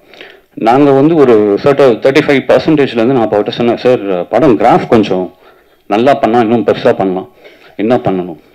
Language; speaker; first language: Tamil; native; Tamil